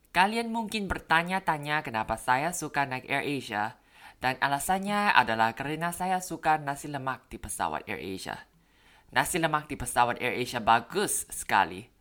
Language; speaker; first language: Indonesian; non-native, learner; Thai